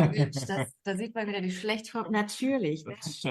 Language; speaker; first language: German; native; German